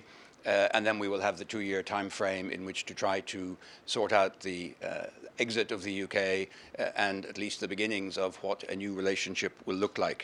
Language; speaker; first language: English; native; English